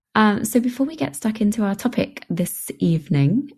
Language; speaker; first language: English; native; English